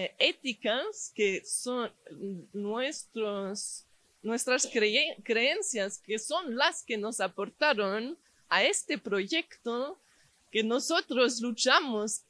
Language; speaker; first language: Spanish; non-native, fluent; English